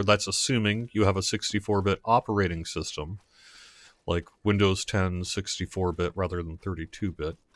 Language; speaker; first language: English; native; English